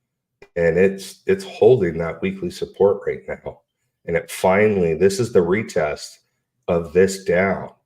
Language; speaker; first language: English; native; English